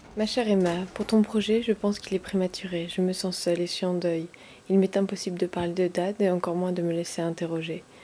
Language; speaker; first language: French; native; French